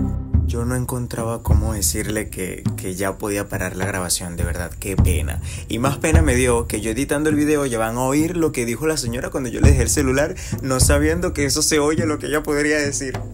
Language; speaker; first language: Spanish; native; Spanish